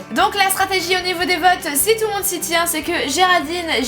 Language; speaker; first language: French; native; French